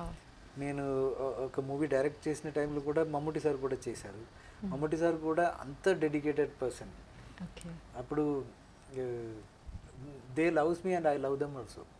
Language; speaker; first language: Telugu; non-native, local second language; Malayalam